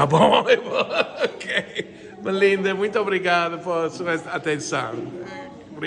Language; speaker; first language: Portuguese; non-native, learner; English